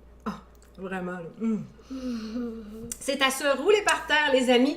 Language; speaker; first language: French; native; French